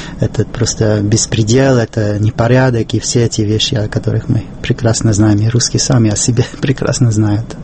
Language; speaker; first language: Russian; non-native, fluent; English